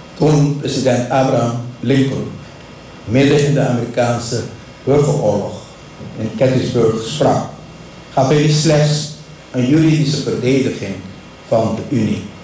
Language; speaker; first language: Dutch; non-native, local second language; Papiamento